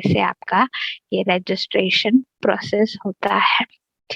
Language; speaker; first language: Hindi; native; Hindi